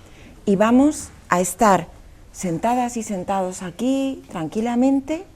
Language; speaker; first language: Spanish; native; Spanish